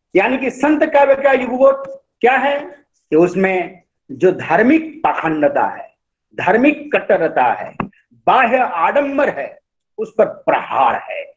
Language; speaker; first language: Hindi; non-native, local second language; Odia